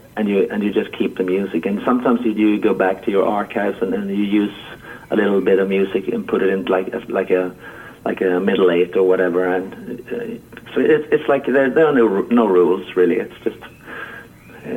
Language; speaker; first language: English; non-native, fluent; Swedish